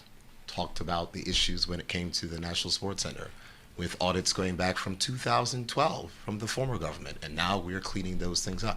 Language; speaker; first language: English; native; English